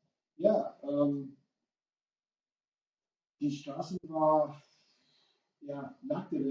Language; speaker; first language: German; non-native, fluent; English